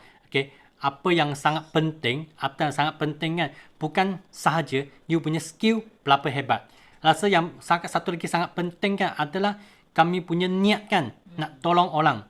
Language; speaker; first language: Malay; non-native, local second language; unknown